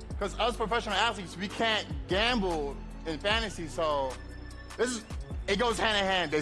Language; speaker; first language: English; native; English